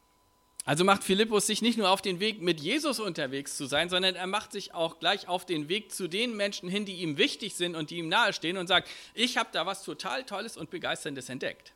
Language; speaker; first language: German; native; German